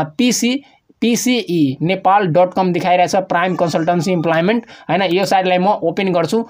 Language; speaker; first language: Nepali; non-native, local second language; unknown